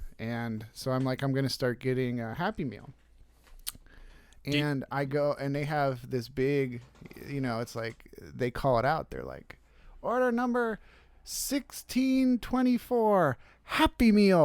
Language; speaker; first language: English; native; English